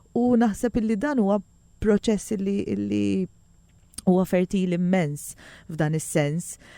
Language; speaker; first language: Maltese; native; Maltese